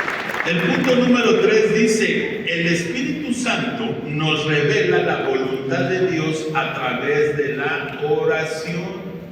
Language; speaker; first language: Spanish; native; Spanish